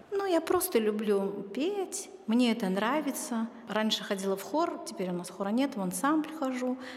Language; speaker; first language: Russian; native; Russian